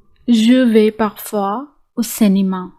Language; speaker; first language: French; non-native, fluent; Urdu